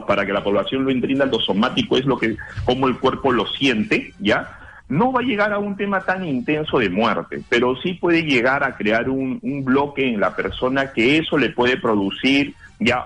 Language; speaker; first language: Spanish; native; Spanish